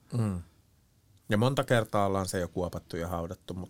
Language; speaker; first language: Finnish; native; Finnish